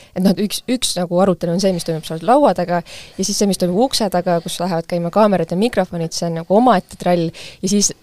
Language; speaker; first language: Estonian; native; Estonian